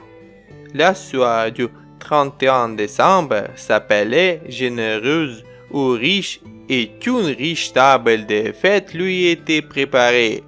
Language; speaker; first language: French; non-native, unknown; Ukrainian